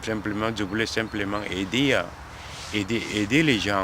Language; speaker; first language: French; non-native, learner; Korean